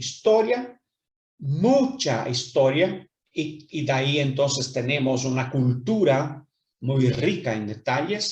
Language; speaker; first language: Spanish; non-native, fluent; Portuguese